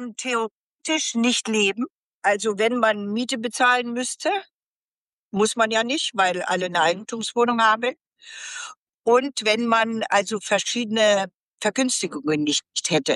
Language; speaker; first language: German; native; German